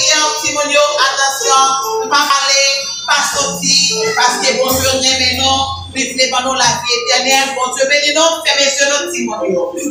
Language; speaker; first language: French; non-native, local second language; Haitian Creole